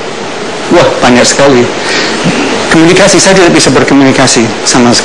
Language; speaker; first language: Indonesian; non-native, fluent; English